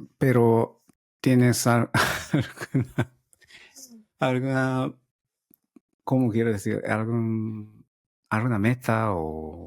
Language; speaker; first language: Spanish; non-native, fluent; Japanese